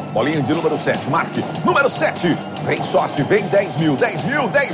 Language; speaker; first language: Portuguese; native; Portuguese